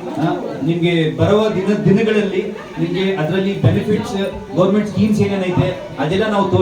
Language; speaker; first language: Kannada; non-native, local second language; Urdu